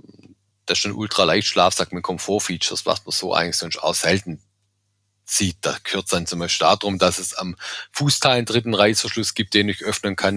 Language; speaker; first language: German; native; German